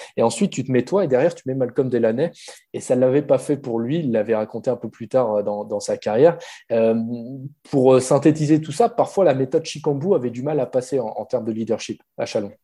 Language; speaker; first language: French; native; French